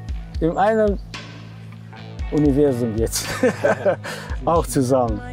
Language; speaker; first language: German; non-native, learner; Armenian